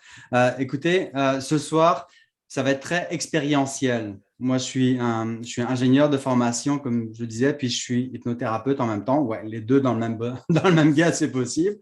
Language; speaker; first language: French; native; French